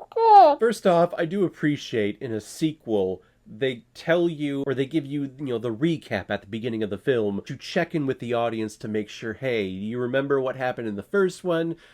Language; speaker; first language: English; native; English